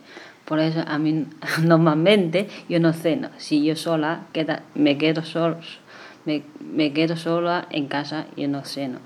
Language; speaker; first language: Spanish; non-native, learner; Chinese